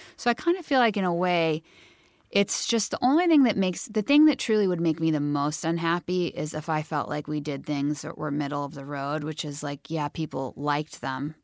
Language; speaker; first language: English; native; English